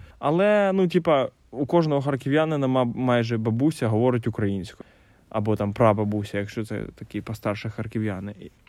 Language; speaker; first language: Ukrainian; non-native, local second language; Russian